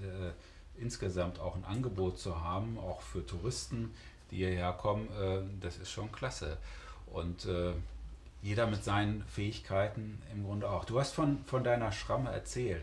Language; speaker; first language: German; native; German